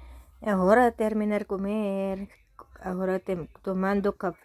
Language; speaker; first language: Spanish; non-native, learner; Filipino